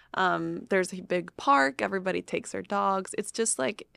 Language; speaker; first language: English; non-native, fluent; Spanish